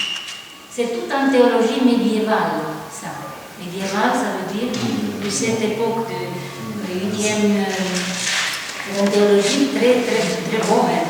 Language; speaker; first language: French; non-native, fluent; Italian